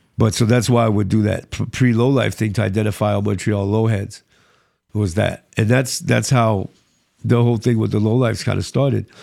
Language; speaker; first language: English; early bilingual, other home language; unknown